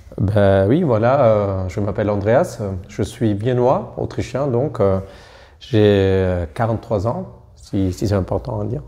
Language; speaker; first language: French; non-native, fluent; German